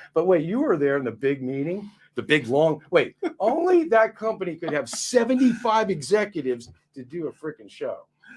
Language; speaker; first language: English; native; English